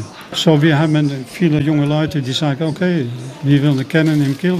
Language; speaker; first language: German; non-native, learner; Dutch